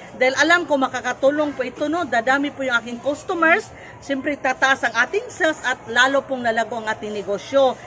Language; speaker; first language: Filipino; non-native, local second language; Cebuano